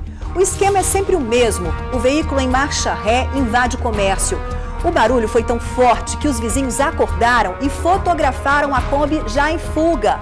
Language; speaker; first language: Portuguese; native; Portuguese